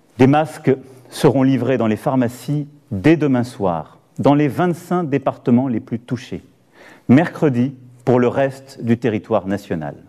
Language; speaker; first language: French; native; French